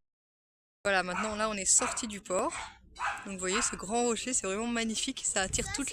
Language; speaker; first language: French; native; French